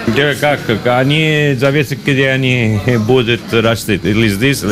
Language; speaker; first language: Russian; non-native, learner; Italian